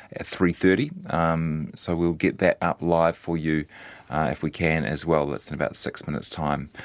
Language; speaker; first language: English; native; English